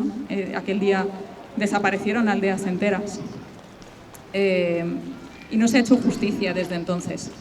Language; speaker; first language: Spanish; early bilingual, other home language; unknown